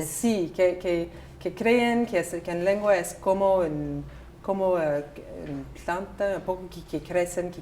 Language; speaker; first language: Spanish; non-native, learner; English